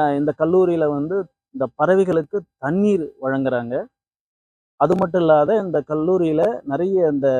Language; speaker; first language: Tamil; native; Tamil